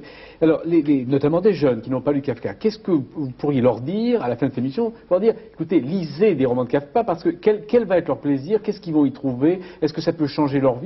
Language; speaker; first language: French; native; French